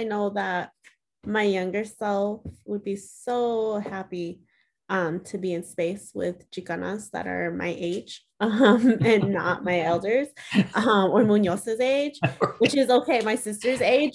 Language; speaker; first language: English; early bilingual, other home language; Spanish